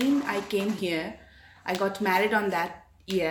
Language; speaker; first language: English; non-native, local second language; Bangla